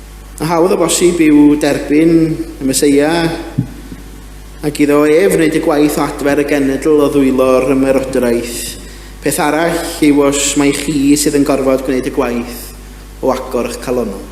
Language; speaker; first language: Welsh; native; Welsh